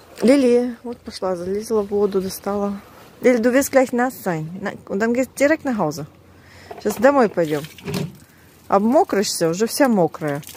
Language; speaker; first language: Russian; native; Russian